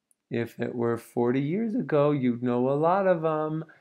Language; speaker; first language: English; native; English